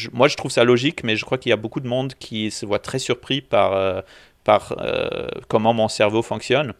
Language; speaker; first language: French; non-native, local second language; English